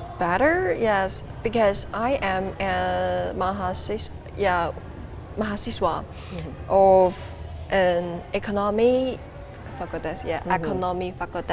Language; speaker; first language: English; non-native, learner; Chinese